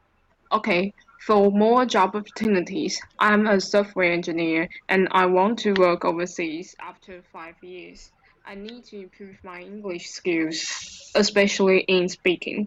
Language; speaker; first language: English; non-native, learner; Chinese